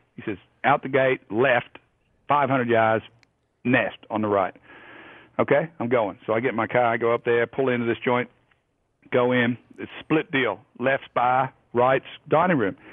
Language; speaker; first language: English; native; English